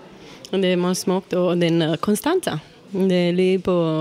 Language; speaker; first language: Danish; non-native, learner; Romanian